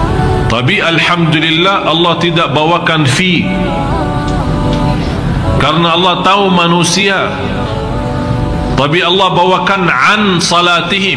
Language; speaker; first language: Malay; non-native, fluent; Arabic